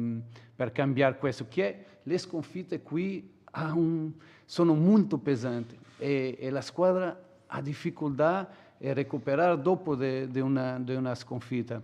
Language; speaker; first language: Italian; non-native, fluent; Portuguese